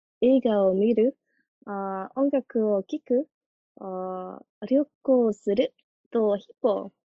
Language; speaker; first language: Japanese; non-native, learner; Spanish